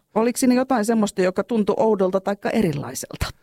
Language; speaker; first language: Finnish; native; Finnish